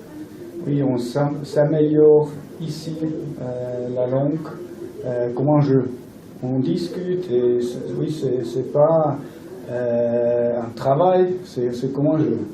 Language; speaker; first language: French; non-native, local second language; German